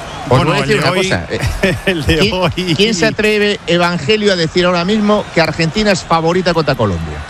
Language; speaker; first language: Spanish; native; Spanish